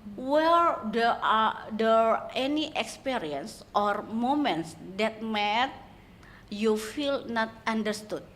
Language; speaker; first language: English; non-native, learner; Indonesian